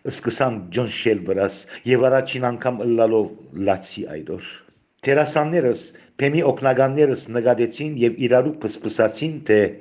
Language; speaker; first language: Armenian; native; Armenian